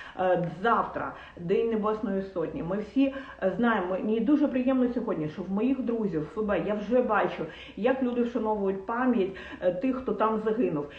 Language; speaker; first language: Ukrainian; non-native, local second language; Russian